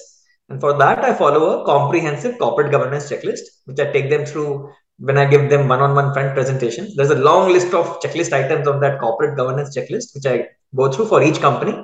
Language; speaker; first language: English; non-native, local second language; Hindi